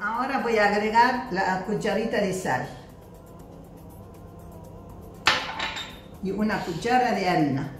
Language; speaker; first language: Spanish; non-native, fluent; Arabic